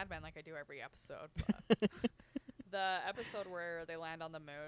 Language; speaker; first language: English; native; English